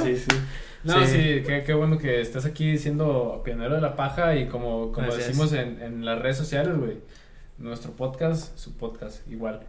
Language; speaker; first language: Spanish; native; Spanish